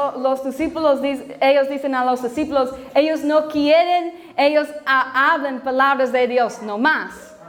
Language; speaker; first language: Spanish; non-native, learner; English